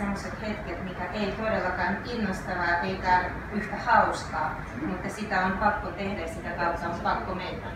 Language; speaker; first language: Finnish; non-native, fluent; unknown